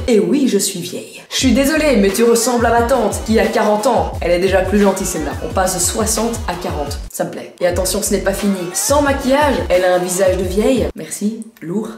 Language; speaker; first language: French; native; French